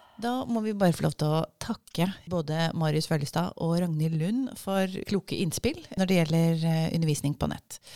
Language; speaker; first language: Norwegian; native; Norwegian